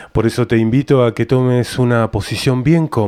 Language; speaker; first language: Spanish; native; Spanish